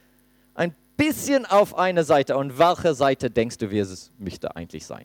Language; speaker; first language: German; non-native, fluent; English